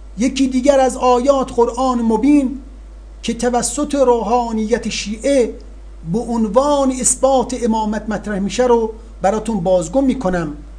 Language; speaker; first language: Persian; native; Persian